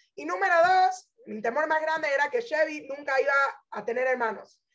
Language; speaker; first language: Spanish; native; Spanish